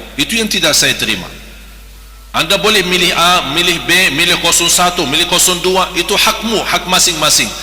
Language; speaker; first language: Malay; non-native, fluent; Arabic